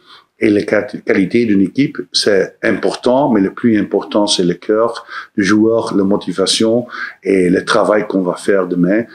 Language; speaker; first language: French; non-native, learner; Dutch